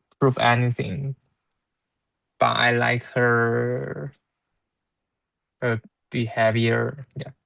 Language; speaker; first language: English; non-native, learner; Chinese